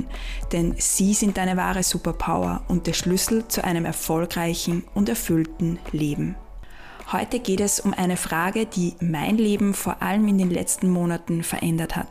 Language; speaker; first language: German; native; German